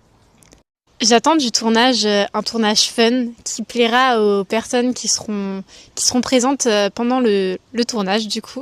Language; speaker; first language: French; native; French